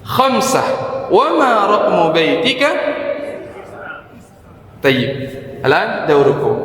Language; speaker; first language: Arabic; non-native, fluent; Indonesian